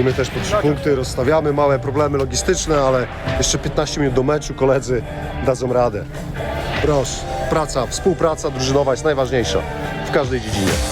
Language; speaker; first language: Polish; native; Polish